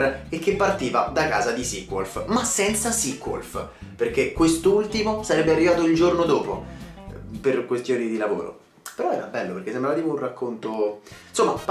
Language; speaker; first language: Italian; native; Italian